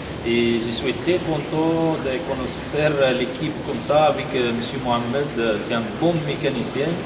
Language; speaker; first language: French; non-native, fluent; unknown